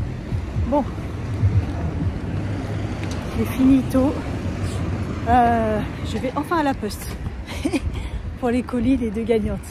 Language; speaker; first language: French; native; French